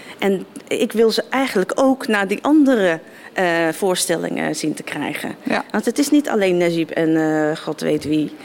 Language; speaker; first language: Dutch; native; Dutch